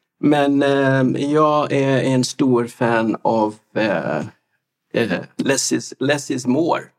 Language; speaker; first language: Swedish; non-native, fluent; English